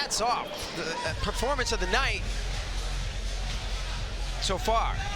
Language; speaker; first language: English; native; English